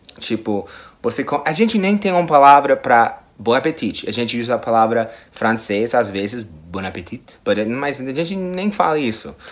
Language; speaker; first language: Portuguese; non-native, fluent; English